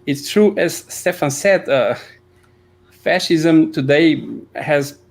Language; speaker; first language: English; non-native, fluent; Slovenian